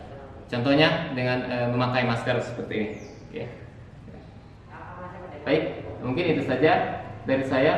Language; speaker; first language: Indonesian; native; Indonesian